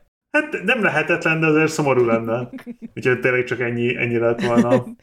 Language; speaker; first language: Hungarian; non-native, fluent; English